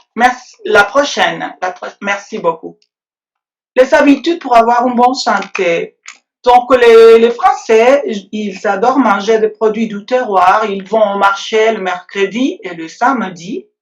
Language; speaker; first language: French; non-native, fluent; Spanish